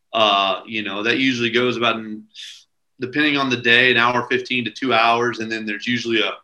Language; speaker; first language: English; native; English